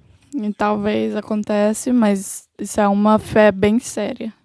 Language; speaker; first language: Portuguese; non-native, learner; English